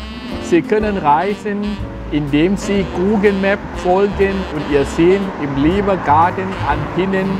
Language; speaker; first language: German; non-native, learner; Thai